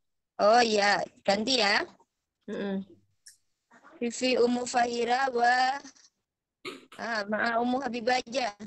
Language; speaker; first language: Indonesian; native; Indonesian